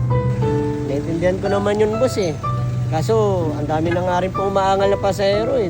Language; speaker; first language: Filipino; native; Filipino